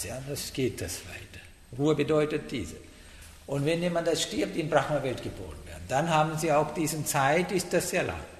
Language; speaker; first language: German; non-native, fluent; Sinhala